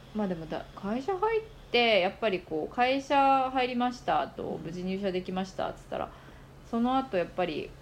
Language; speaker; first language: Japanese; native; Japanese